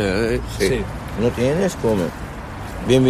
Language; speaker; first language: Spanish; non-native, learner; Arabic